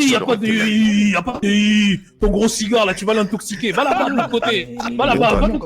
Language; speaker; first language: French; native; French